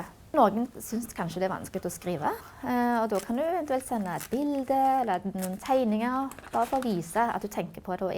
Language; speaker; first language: Norwegian; native; Norwegian